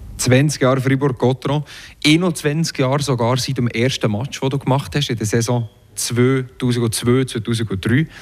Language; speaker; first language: German; native; German